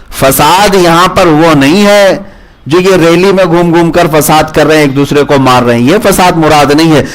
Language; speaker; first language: Urdu; native; Urdu